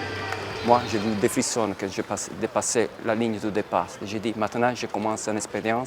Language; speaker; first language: French; non-native, fluent; Italian